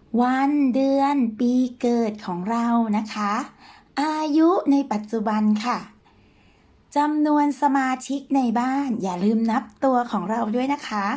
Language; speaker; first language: Thai; native; Thai